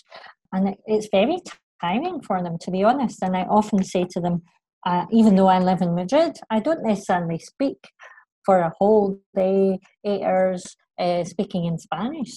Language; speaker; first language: English; native; English